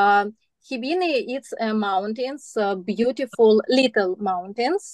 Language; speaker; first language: English; non-native, learner; Russian